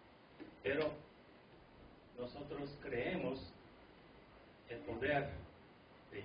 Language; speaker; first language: Spanish; non-native, fluent; Korean